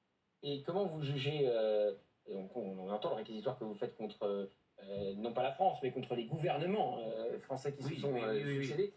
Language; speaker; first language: French; native; French